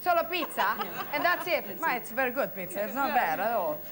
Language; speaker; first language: English; non-native, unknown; Italian